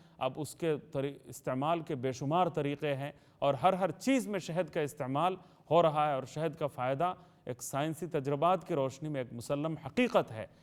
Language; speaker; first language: Urdu; native; Urdu